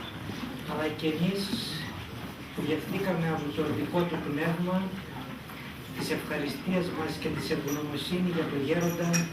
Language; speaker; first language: Greek; native; Greek